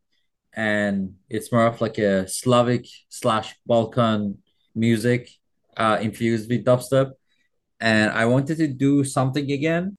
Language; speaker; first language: English; non-native, fluent; Persian